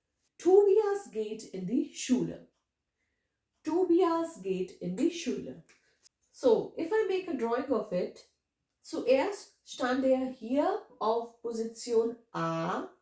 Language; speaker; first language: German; non-native, fluent; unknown